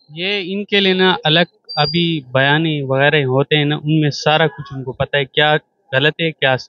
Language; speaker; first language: Urdu; non-native, local second language; Balti